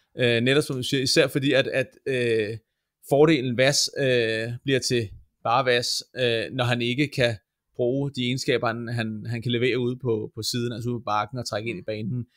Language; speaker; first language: Danish; native; Danish